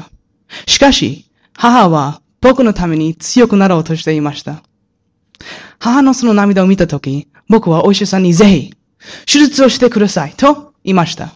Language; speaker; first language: Japanese; non-native, learner; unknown